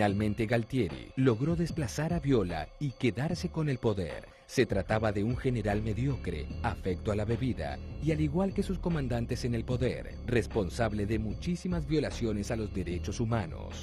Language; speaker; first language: Spanish; native; Spanish